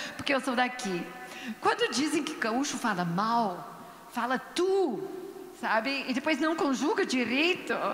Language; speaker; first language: Portuguese; non-native, fluent; English